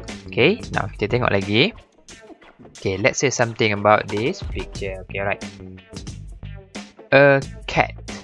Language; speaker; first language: English; non-native, local second language; Malay